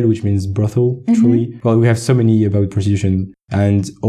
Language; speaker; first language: English; non-native, fluent; French